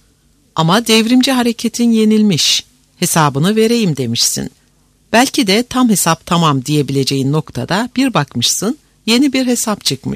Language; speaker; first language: Turkish; native; Turkish